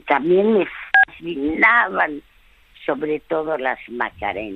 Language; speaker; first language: Spanish; early bilingual, other home language; French